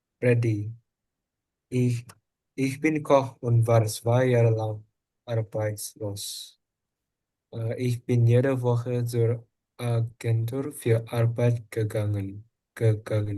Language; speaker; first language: German; non-native, learner; Indonesian